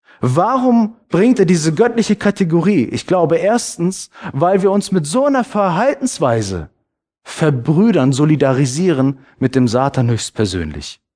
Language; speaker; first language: German; early bilingual, other home language; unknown